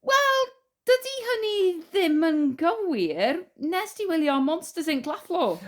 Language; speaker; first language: Welsh; non-native, fluent; English